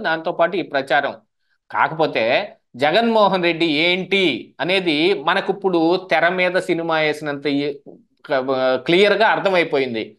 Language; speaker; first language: Telugu; native; Telugu